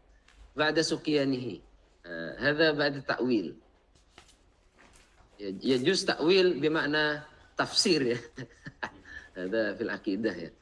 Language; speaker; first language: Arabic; non-native, fluent; Indonesian